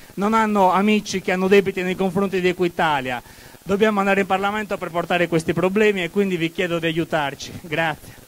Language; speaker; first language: Italian; native; Italian